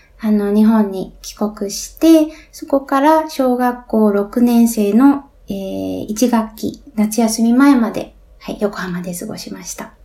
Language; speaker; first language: Japanese; native; Japanese